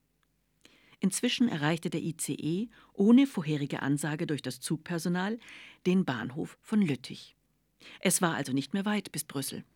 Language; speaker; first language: German; native; German